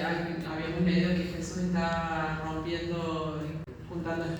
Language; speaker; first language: Spanish; native; Spanish